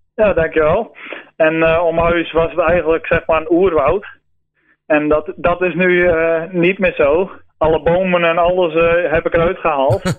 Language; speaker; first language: Dutch; non-native, local second language; Western Frisian